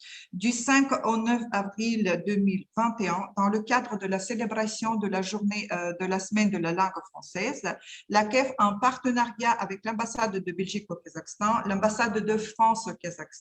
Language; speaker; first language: French; non-native, fluent; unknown